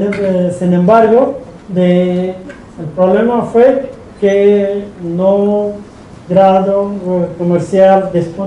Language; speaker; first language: Spanish; non-native, fluent; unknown